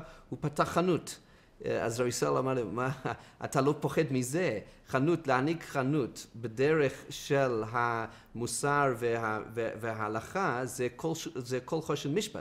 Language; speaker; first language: Hebrew; non-native, fluent; English